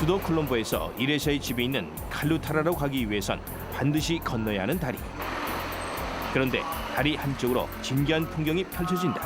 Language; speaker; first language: Korean; native; Korean